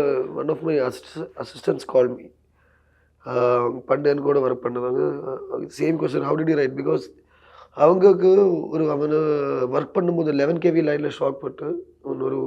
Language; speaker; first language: Tamil; non-native, learner; Malayalam